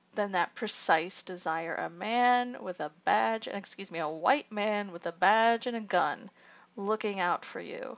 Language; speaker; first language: English; native; English